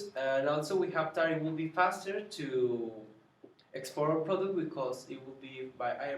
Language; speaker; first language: English; non-native, learner; Spanish